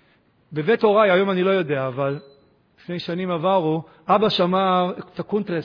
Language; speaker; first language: Hebrew; native; Hebrew